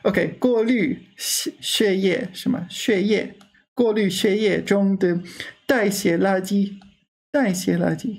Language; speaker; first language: Chinese; non-native, learner; English